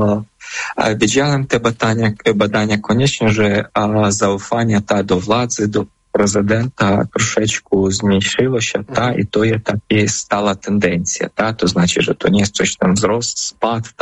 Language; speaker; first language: Polish; non-native, fluent; Ukrainian